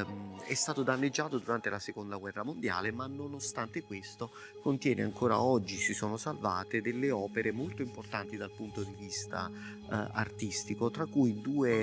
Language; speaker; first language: Italian; native; Italian